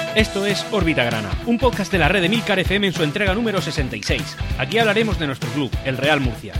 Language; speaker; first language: Spanish; native; Spanish